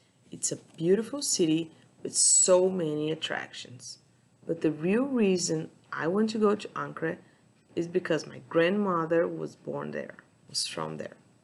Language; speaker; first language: English; non-native, fluent; Portuguese